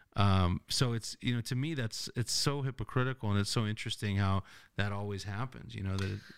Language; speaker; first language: English; native; English